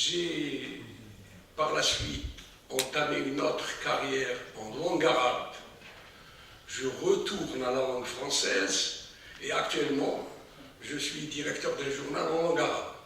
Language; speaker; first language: French; non-native, local second language; Arabic